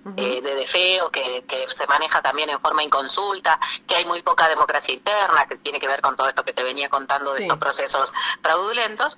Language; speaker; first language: Spanish; native; Spanish